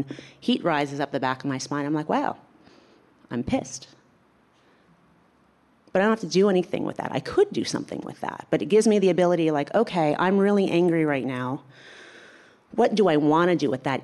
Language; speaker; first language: English; native; English